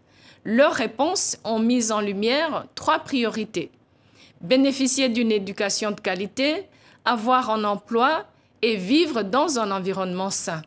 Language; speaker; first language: French; non-native, local second language; Kinyarwanda